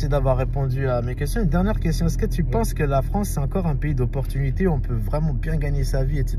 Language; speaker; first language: French; early bilingual, other home language; Arabic